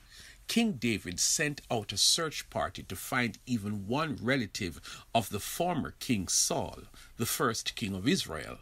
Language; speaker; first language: English; native; English